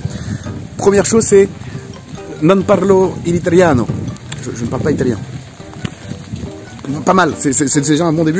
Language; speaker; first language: French; native; French